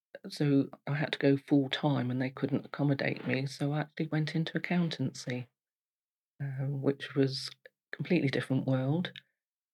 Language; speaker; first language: English; native; English